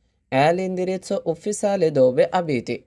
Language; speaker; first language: Italian; non-native, fluent; Bangla